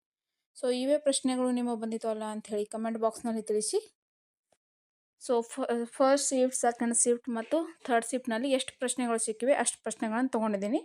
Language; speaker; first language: Kannada; native; Kannada